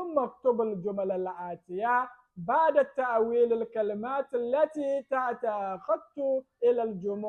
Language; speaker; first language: Arabic; non-native, fluent; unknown